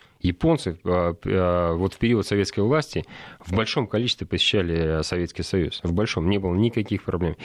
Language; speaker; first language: Russian; native; Russian